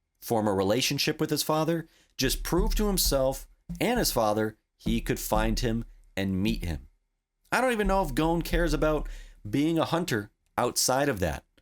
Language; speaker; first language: English; native; English